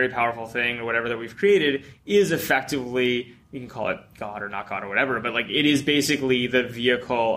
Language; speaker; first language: English; native; English